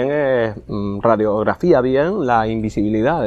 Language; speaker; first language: Spanish; native; Spanish